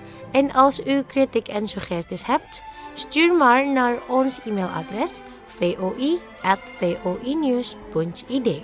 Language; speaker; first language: Dutch; non-native, fluent; Indonesian